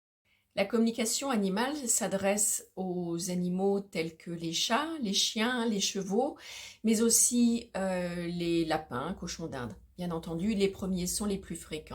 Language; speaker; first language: French; native; French